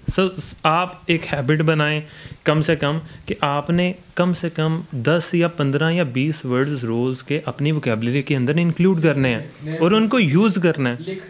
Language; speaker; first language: Urdu; non-native, local second language; Punjabi